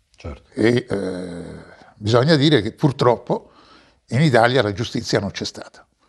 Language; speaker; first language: Italian; native; Italian